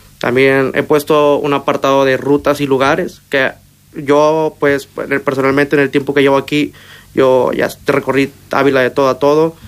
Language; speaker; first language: Spanish; native; Spanish